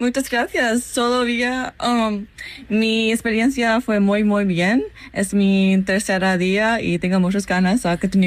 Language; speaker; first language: Spanish; non-native, learner; English